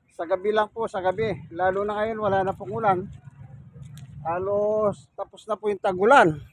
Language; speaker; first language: Filipino; native; Filipino